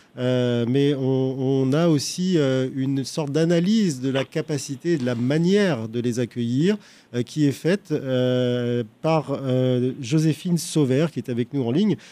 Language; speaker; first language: French; native; French